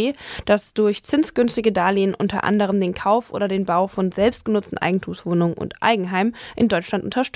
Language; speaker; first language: German; native; German